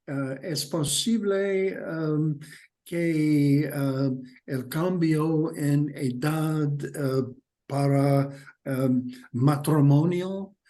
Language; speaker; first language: Spanish; non-native, learner; English